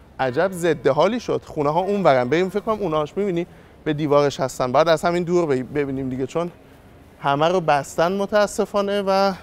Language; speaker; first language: Persian; native; Persian